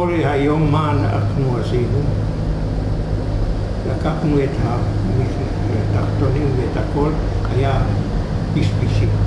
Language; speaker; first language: Hebrew; non-native, fluent; Hungarian